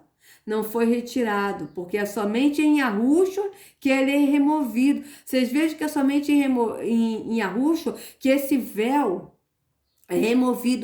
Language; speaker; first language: Portuguese; native; Portuguese